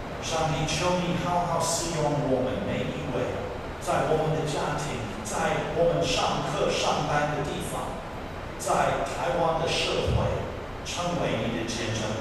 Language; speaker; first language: Chinese; non-native, fluent; English